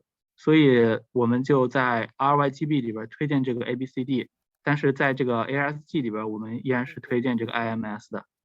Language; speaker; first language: Chinese; native; Chinese